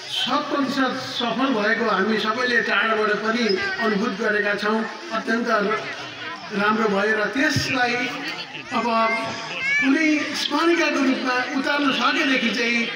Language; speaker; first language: Nepali; native; Nepali